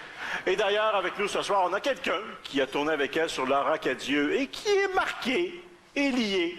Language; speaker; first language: French; native; French